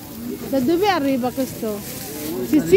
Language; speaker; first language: Italian; non-native, learner; Filipino